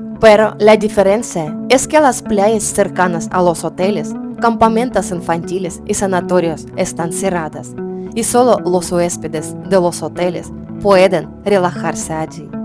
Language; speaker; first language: Spanish; non-native, learner; Ukrainian